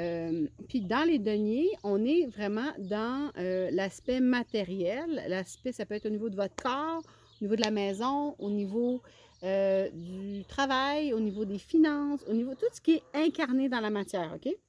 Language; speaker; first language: French; native; French